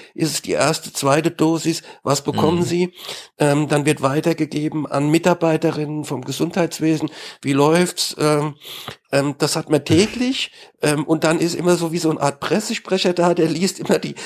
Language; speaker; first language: German; native; German